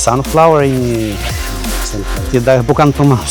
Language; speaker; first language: Indonesian; non-native, learner; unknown